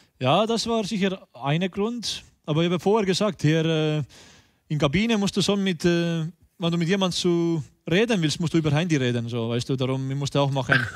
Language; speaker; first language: German; non-native, learner; Estonian